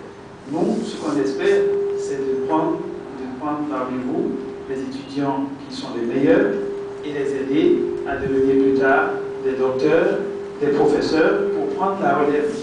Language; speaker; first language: French; native; French